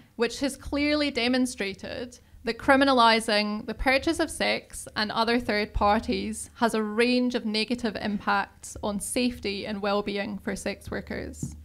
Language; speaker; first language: English; native; English